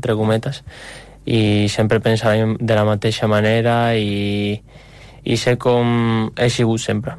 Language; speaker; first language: Catalan; non-native, local second language; Spanish